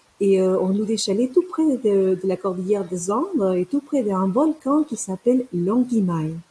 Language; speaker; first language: French; non-native, fluent; Spanish